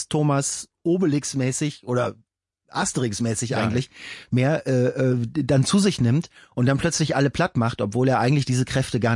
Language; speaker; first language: German; native; German